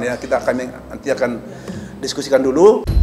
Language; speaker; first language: Indonesian; native; Indonesian